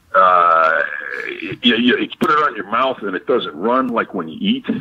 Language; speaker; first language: English; native; English